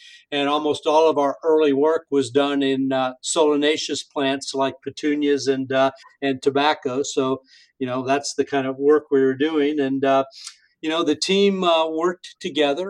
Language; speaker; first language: English; native; English